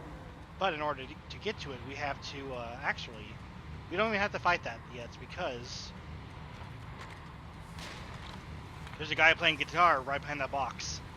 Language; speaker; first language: English; native; English